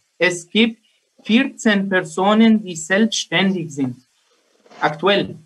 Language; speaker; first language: German; non-native, learner; Arabic